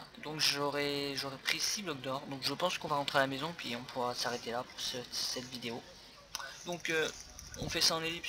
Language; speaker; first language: French; native; French